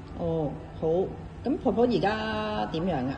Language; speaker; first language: Cantonese; native; Cantonese